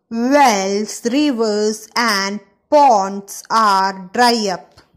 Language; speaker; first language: English; non-native, local second language; Malayalam